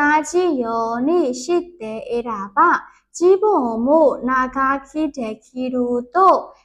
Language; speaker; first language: Japanese; non-native, learner; Burmese